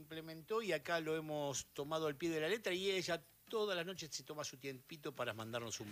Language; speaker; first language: Spanish; native; Spanish